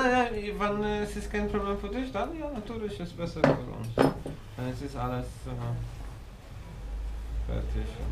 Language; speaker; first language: German; non-native, learner; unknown